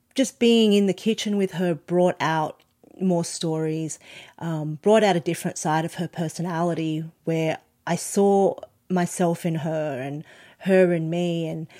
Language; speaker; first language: English; non-native, local second language; Cantonese